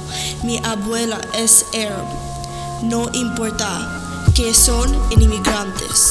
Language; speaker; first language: Spanish; non-native, learner; English